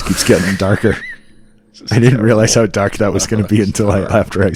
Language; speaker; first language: English; native; English